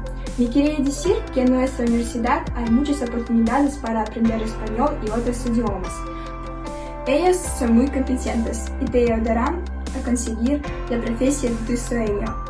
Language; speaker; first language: Spanish; non-native, fluent; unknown